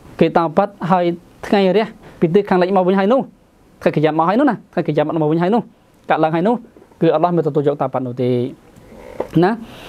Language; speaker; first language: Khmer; non-native, local second language; Western Cham